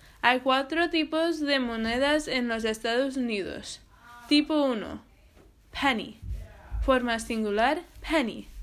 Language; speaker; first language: Spanish; non-native, fluent; English